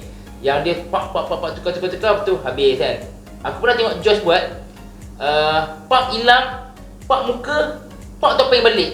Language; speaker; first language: Malay; native; Malay